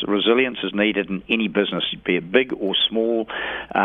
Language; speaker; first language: English; native; English